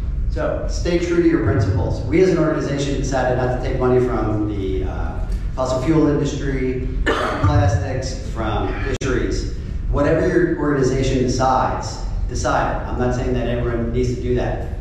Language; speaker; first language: English; native; English